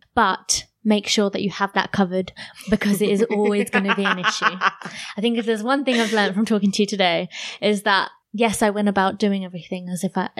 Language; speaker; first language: English; native; English